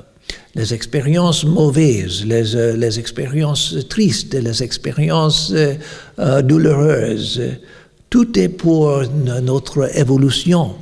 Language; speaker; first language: French; non-native, fluent; English